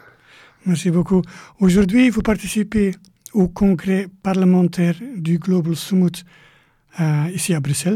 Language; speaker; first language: French; native; French